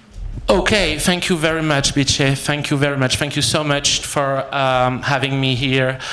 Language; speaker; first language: English; non-native, fluent; French